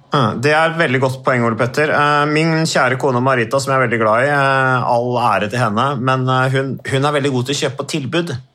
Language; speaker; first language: Norwegian; native; Norwegian